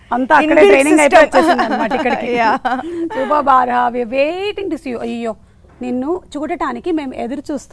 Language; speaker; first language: Telugu; native; Telugu